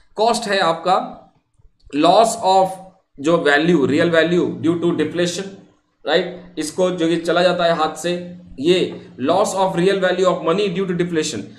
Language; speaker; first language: Hindi; non-native, local second language; Bangla